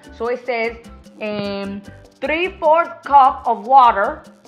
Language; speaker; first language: English; early bilingual, other home language; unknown